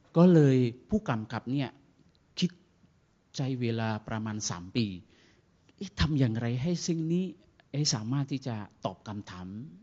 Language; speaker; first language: Thai; non-native, fluent; Indonesian